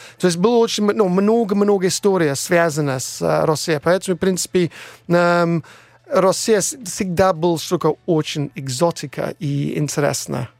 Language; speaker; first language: Russian; non-native, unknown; English